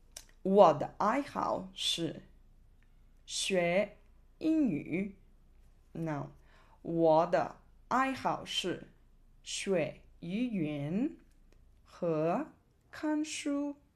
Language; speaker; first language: Chinese; non-native, learner; Portuguese